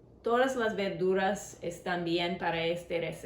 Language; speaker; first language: Spanish; non-native, learner; English